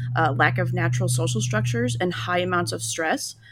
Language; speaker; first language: English; native; English